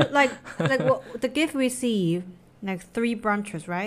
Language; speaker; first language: English; non-native, fluent; Chinese